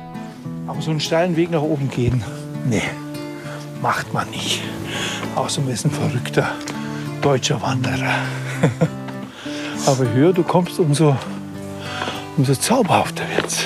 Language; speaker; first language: German; native; German